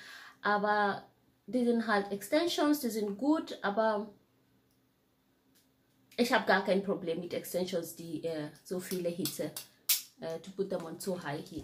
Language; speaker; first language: German; non-native, fluent; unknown